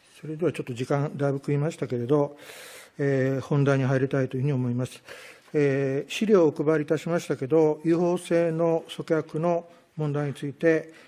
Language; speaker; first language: Japanese; native; Japanese